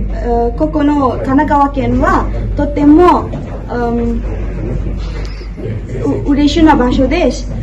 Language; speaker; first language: Japanese; non-native, learner; Garo